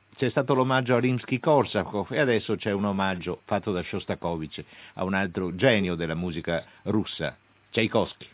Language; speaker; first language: Italian; native; Italian